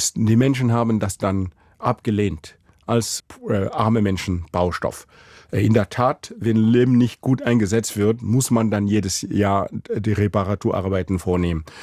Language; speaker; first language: German; non-native, fluent; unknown